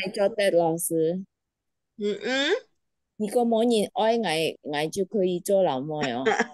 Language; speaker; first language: Chinese; non-native, learner; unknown